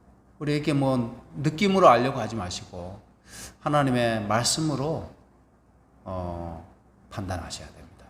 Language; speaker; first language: Korean; native; Korean